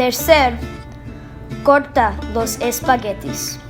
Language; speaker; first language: Spanish; non-native, learner; English